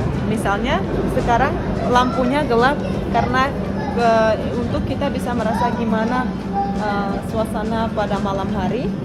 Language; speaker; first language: Indonesian; non-native, fluent; Russian